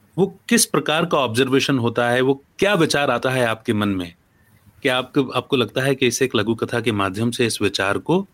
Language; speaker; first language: Hindi; native; Hindi